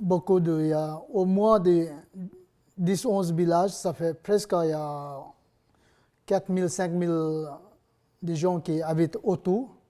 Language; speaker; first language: French; non-native, learner; Nepali